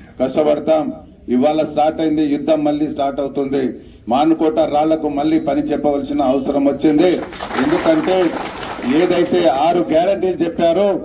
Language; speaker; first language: Telugu; non-native, local second language; Lambadi